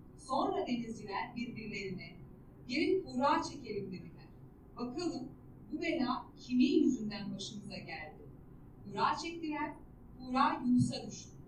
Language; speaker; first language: Turkish; native; Turkish